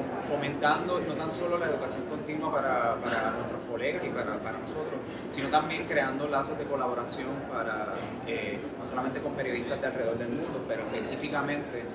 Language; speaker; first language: Spanish; native; Spanish